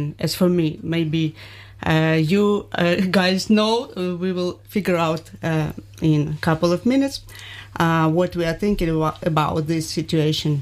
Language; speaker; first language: English; non-native, learner; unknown